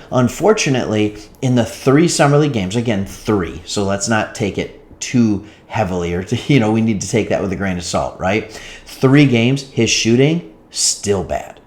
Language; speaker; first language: English; native; English